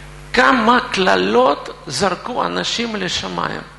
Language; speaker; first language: Hebrew; non-native, fluent; Russian